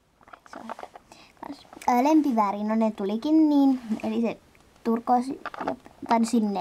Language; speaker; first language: Finnish; native; Finnish